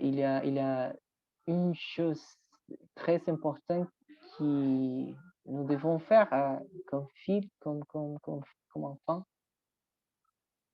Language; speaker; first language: French; non-native, learner; Spanish